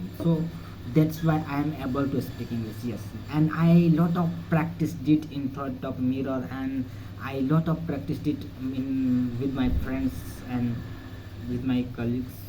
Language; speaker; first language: English; non-native, learner; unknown